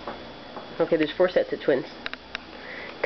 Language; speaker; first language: English; native; English